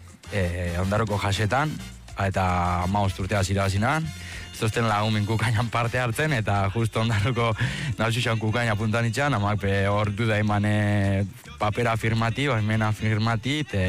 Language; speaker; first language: Basque; native; Basque